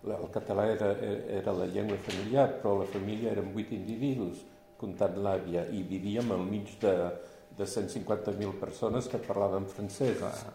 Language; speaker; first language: Catalan; early bilingual, heritage; Catalan